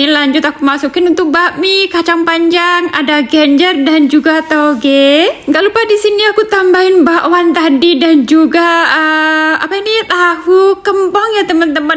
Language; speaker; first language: Indonesian; native; Indonesian